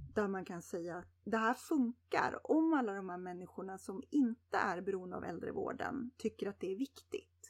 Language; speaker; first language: Swedish; native; Swedish